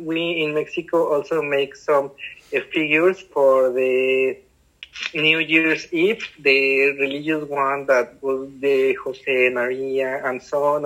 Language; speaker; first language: English; non-native, fluent; Spanish